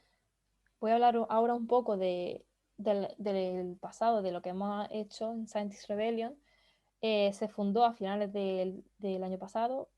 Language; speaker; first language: Spanish; native; Spanish